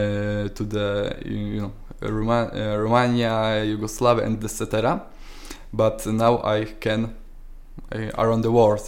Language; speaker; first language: English; non-native, learner; Polish